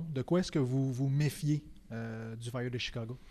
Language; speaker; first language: French; native; French